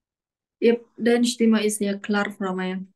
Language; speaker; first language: German; non-native, learner; Indonesian